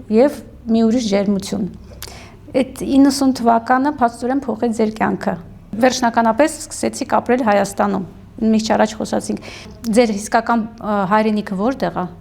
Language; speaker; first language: Armenian; native; Armenian